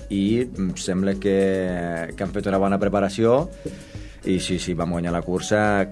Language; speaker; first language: Catalan; non-native, fluent; Romanian